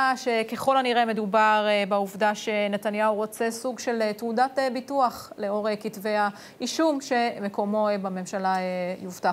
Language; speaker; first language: Hebrew; native; Hebrew